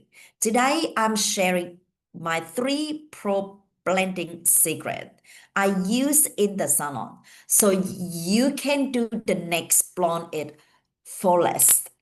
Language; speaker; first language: English; non-native, fluent; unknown